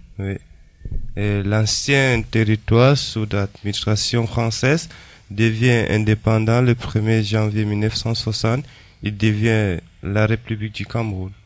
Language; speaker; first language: French; non-native, local second language; Fula